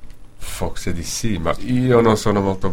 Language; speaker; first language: Italian; non-native, fluent; Dutch